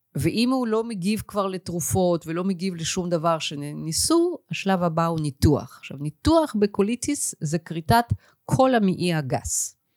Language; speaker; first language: Hebrew; native; Hebrew